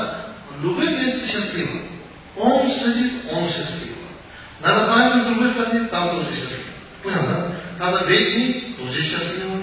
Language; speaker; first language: Russian; non-native, learner; Tibetan